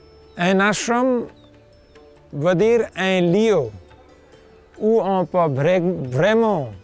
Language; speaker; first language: French; non-native, fluent; Nepali